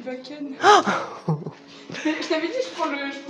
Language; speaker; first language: French; native; French